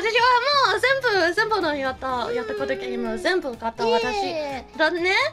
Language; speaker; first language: Japanese; non-native, learner; English